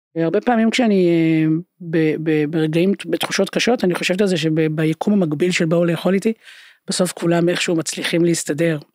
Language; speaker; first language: Hebrew; native; Hebrew